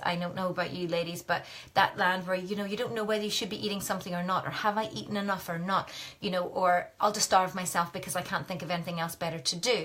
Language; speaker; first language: English; native; English